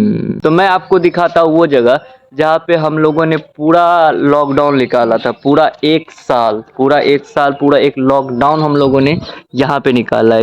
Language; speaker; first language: Hindi; native; Hindi